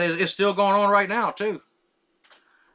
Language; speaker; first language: English; native; English